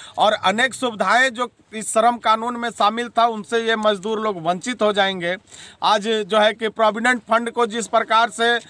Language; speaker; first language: Hindi; native; Hindi